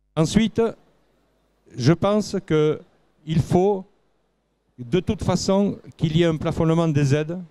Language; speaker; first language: French; native; French